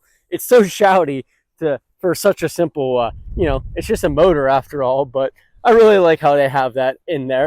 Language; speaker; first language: English; native; English